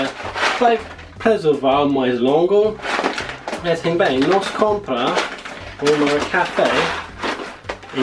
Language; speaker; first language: Portuguese; non-native, learner; English